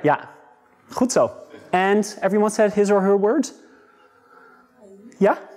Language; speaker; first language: English; non-native, fluent; Dutch